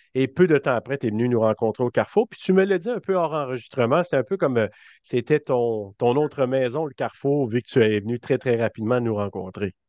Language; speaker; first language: French; native; French